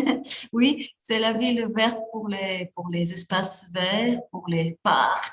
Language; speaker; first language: French; non-native, fluent; Spanish